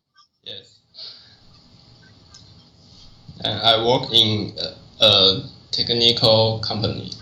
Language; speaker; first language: English; non-native, learner; Chinese